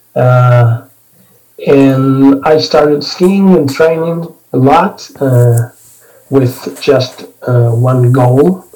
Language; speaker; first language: English; non-native, fluent; Spanish